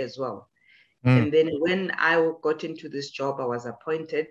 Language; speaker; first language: English; non-native, local second language; Zulu